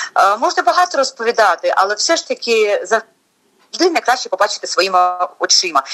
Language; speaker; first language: Ukrainian; native; Ukrainian